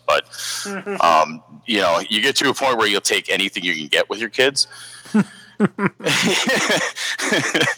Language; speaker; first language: English; native; English